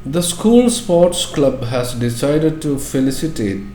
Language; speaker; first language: English; non-native, local second language; Malayalam